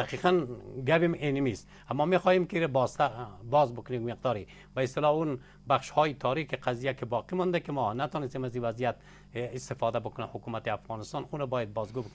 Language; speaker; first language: Persian; native; Persian